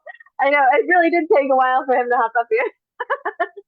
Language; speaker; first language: English; native; English